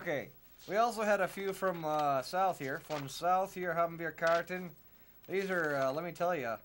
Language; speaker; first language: English; native; English